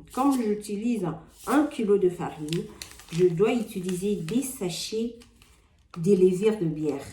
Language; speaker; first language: French; non-native, local second language; Lingala